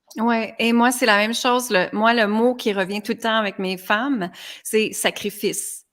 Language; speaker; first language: French; native; French